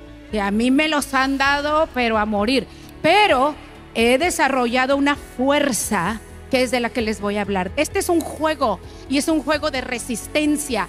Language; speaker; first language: Spanish; native; Spanish